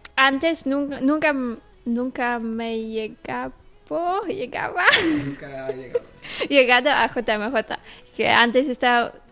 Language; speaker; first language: Spanish; non-native, learner; Polish